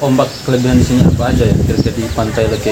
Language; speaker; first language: Indonesian; native; Indonesian